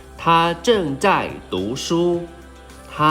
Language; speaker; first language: Chinese; non-native, fluent; Thai